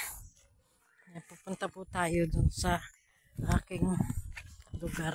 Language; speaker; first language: Filipino; native; Filipino